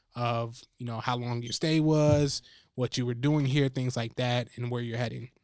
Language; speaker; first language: English; native; English